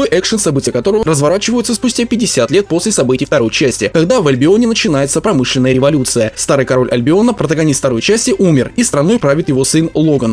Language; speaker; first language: Russian; native; Russian